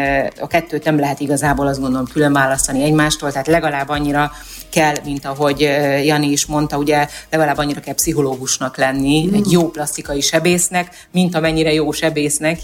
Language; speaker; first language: Hungarian; native; Hungarian